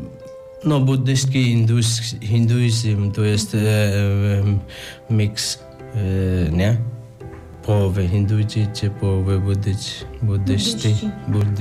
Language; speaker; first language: Polish; non-native, learner; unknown